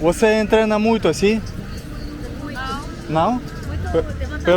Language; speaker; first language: Portuguese; non-native, learner; Russian